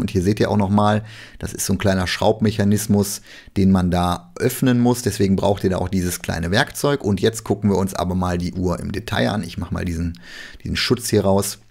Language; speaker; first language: German; native; German